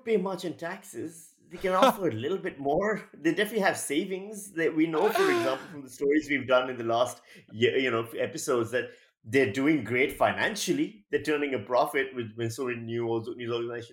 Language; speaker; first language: English; non-native, local second language; Urdu